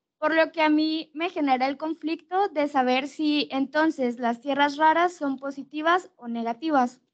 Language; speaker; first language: Spanish; native; Spanish